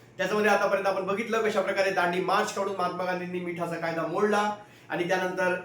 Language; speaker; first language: Marathi; non-native, local second language; Hindi